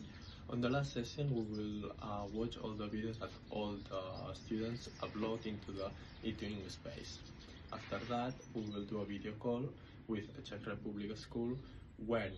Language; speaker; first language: English; non-native, learner; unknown